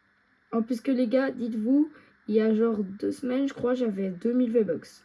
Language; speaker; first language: French; native; French